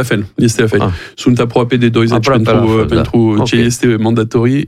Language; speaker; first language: Romanian; non-native, learner; French